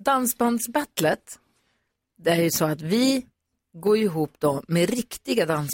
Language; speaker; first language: Swedish; native; Swedish